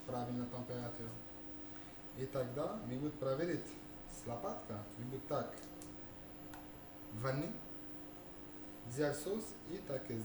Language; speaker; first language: Russian; non-native, fluent; French